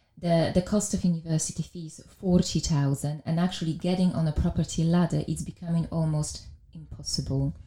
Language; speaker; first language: English; non-native, fluent; Polish